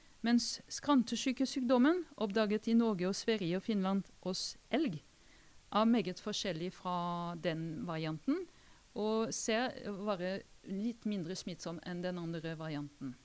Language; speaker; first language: Norwegian; non-native, fluent; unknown